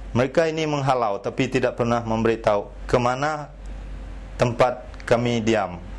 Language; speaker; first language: Malay; non-native, local second language; Iban